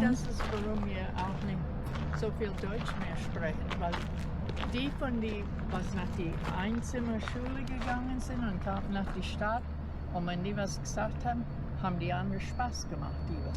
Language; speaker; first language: German; early bilingual, other home language; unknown